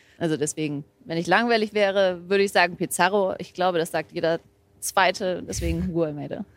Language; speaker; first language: German; early bilingual, other home language; Portuguese